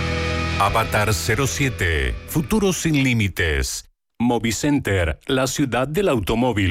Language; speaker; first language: Spanish; native; Spanish